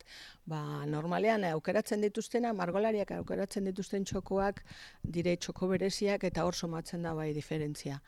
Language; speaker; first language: Basque; native; Basque